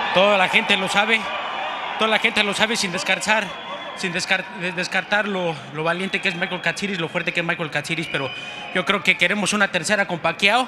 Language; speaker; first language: Spanish; native; Spanish